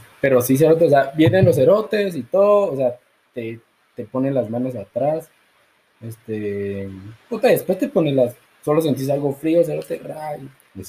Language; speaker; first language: Spanish; native; Spanish